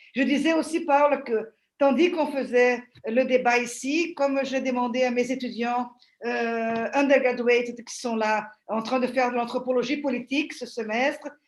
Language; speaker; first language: French; non-native, fluent; Portuguese